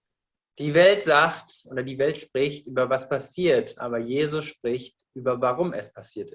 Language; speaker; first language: German; non-native, fluent; Indonesian